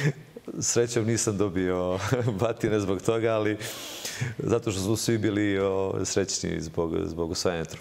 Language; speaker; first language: Serbian; native; Serbian